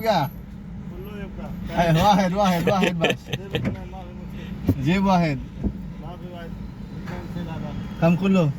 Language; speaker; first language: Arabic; non-native, learner; Filipino